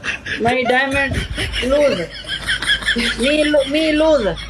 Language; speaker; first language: English; non-native, learner; Sindhi